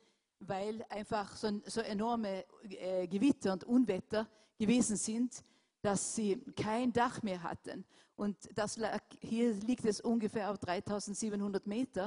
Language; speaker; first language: German; non-native, fluent; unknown